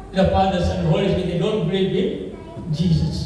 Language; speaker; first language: English; non-native, local second language; Tamil